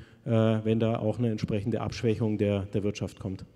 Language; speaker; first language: German; native; German